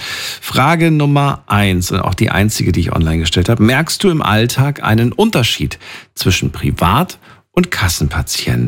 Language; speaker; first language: German; native; German